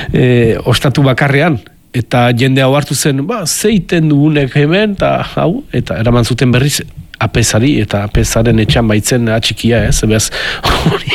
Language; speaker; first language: Basque; native; Basque